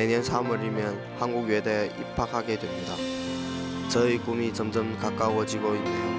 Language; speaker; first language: Korean; early bilingual, heritage; Korean